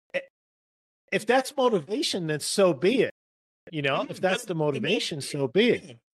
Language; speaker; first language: English; native; English